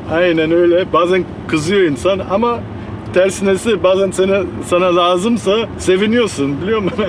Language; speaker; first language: Turkish; early bilingual, heritage; Turkish